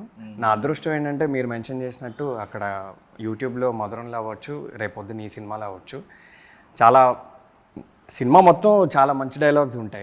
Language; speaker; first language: Telugu; native; Telugu